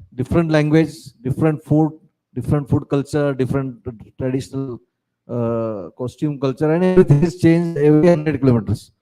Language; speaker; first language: English; non-native, local second language; Marathi